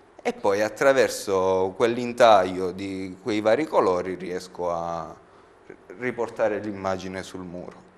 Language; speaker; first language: Italian; native; Italian